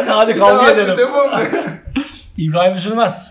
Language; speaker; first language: Turkish; native; Turkish